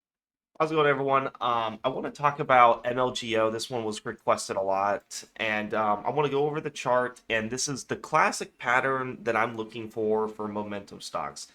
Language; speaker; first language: English; native; English